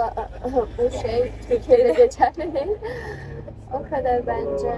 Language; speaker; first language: Turkish; non-native, fluent; Kyrgyz